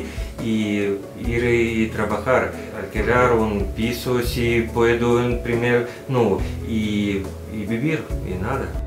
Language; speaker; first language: Spanish; non-native, learner; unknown